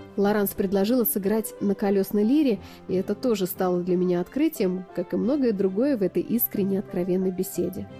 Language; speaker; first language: Russian; native; Russian